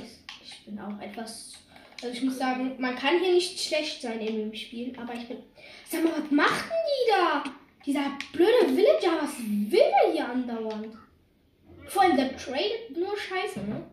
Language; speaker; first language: German; native; German